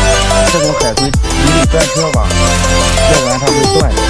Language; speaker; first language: Chinese; native; Chinese